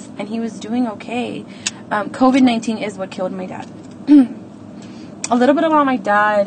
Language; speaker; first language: English; native; English